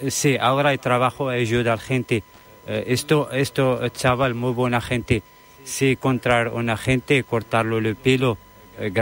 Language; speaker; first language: Spanish; non-native, learner; Arabic